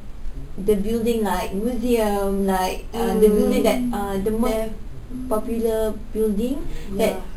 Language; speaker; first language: English; non-native, local second language; Malay